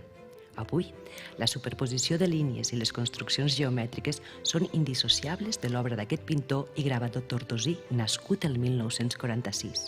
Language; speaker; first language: Catalan; native; Catalan